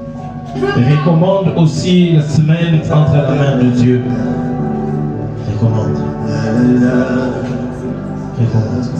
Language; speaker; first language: French; non-native, local second language; Lingala